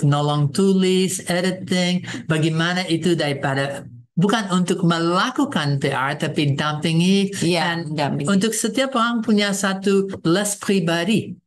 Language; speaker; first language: Indonesian; non-native, fluent; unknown